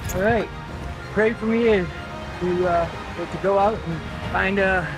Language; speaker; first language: English; native; English